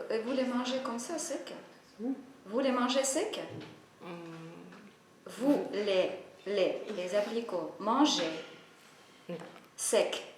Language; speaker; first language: French; non-native, fluent; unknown